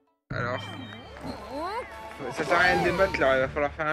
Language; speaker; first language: French; native; French